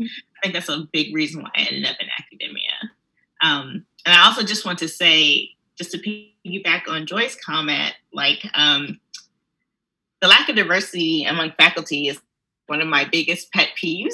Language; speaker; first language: English; native; English